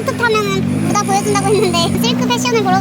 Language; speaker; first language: Korean; native; Korean